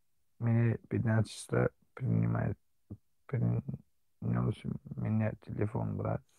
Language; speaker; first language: Russian; non-native, learner; Tajik